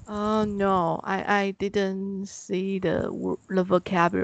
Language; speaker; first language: English; non-native, learner; Chinese